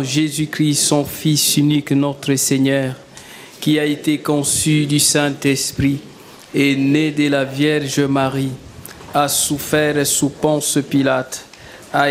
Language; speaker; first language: French; native; French